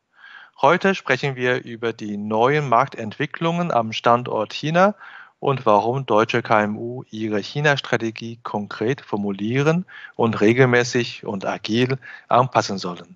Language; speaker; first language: German; non-native, fluent; Chinese